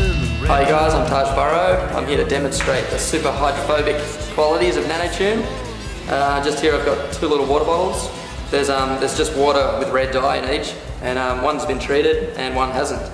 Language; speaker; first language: English; native; English